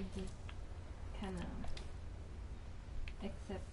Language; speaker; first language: English; native; English